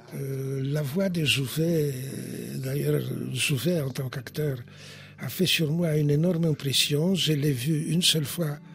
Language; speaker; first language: French; non-native, fluent; Polish